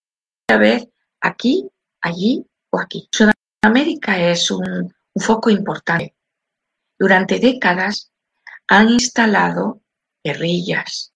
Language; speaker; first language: Spanish; native; Spanish